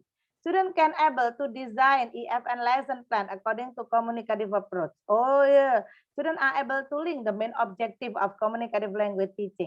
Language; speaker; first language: English; non-native, fluent; Indonesian